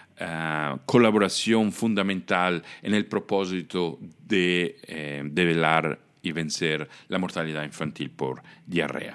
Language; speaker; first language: Spanish; non-native, fluent; Italian